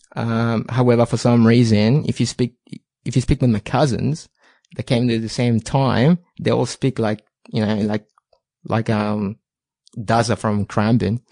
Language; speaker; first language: English; non-native, fluent; Spanish